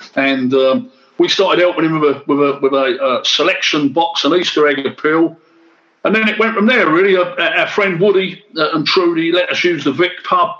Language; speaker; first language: English; native; English